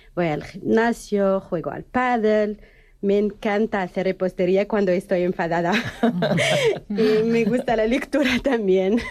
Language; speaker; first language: Spanish; non-native, learner; Arabic